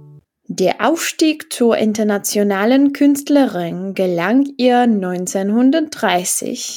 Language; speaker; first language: German; non-native, fluent; Czech